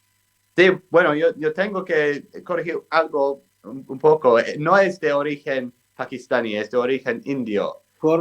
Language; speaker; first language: Spanish; non-native, fluent; English